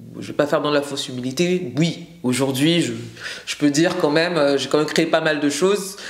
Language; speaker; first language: French; native; French